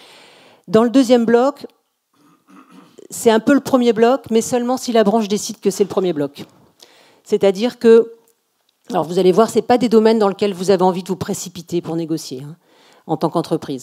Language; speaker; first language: French; native; French